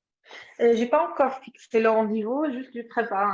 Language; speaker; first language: French; non-native, fluent; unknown